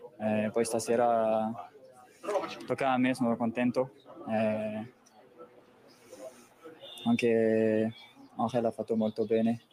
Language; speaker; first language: Italian; non-native, fluent; French